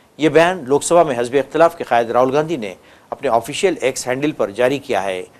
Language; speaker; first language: Urdu; native; Urdu